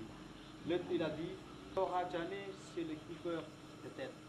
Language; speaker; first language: French; non-native, learner; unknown